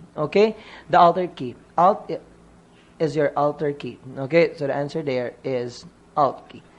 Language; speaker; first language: English; non-native, local second language; Filipino